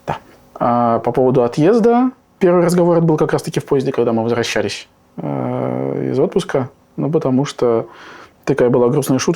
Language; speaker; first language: Russian; native; Russian